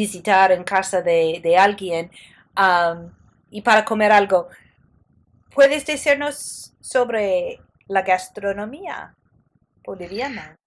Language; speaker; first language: Spanish; non-native, fluent; English